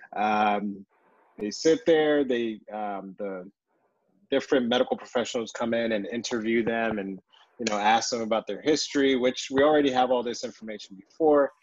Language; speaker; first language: English; early bilingual, other home language; Yoruba